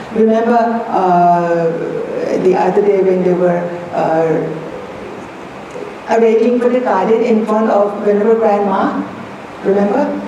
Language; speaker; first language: English; non-native, fluent; Thai